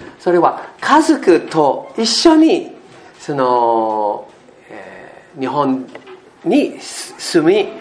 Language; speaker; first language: Japanese; non-native, learner; English